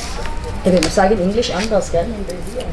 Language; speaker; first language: German; non-native, fluent; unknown